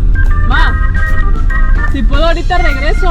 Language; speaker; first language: Spanish; native; Spanish